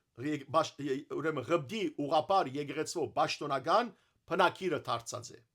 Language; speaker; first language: Armenian; native; Armenian